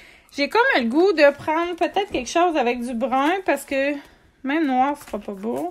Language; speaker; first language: French; native; French